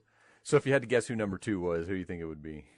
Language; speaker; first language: English; native; English